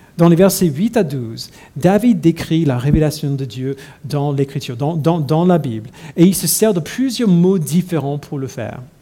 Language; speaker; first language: French; non-native, fluent; English